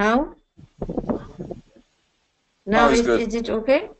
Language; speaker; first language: English; non-native, learner; Nepali